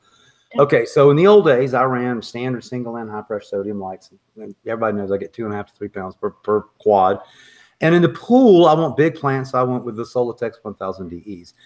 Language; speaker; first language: English; native; English